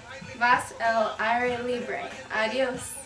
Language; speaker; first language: Spanish; non-native, learner; English